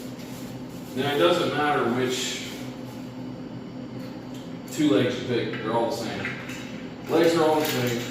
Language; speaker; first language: English; native; English